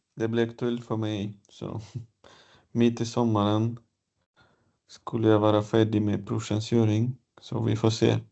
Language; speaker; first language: Swedish; non-native, fluent; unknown